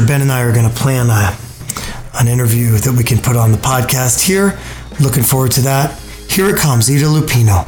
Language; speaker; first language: English; native; English